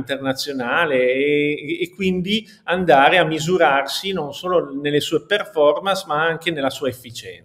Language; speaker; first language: Italian; native; Italian